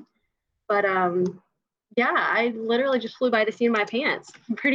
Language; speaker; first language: English; native; English